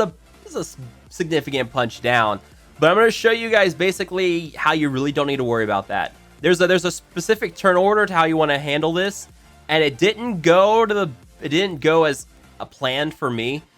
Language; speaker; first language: English; native; English